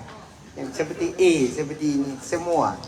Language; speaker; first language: Indonesian; non-native, learner; Thai